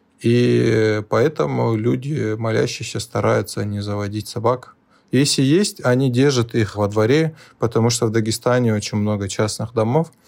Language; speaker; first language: Russian; non-native, local second language; Lezghian